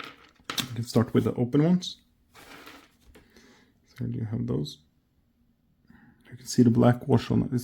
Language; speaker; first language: English; non-native, fluent; Norwegian